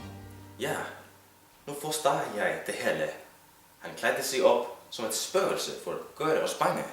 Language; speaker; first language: Danish; non-native, learner; Icelandic